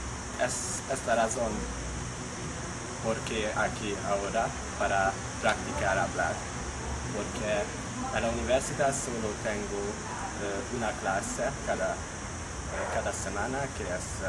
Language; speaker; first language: Spanish; non-native, learner; Hungarian